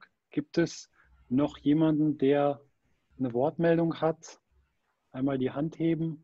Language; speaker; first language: German; native; German